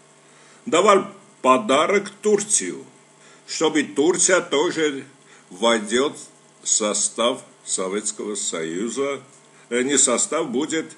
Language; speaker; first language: Russian; non-native, local second language; Armenian